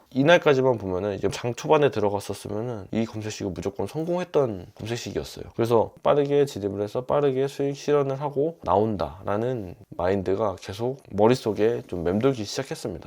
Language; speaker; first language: Korean; native; Korean